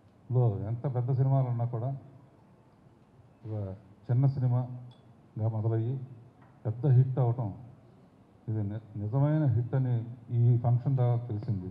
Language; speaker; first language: Telugu; native; Telugu